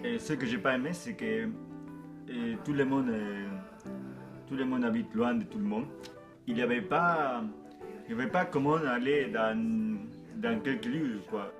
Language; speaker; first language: French; non-native, fluent; Spanish